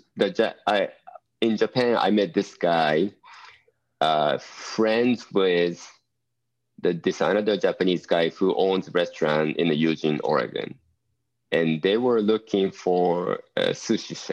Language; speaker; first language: English; non-native, fluent; Japanese